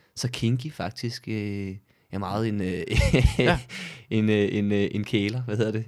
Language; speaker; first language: Danish; native; Danish